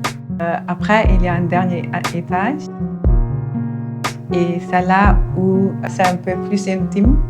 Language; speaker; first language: French; non-native, fluent; Dutch